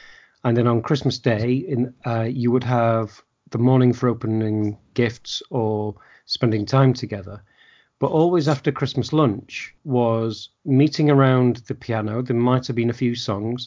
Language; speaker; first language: English; native; English